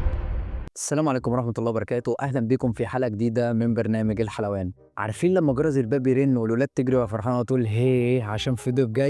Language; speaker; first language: Arabic; native; Arabic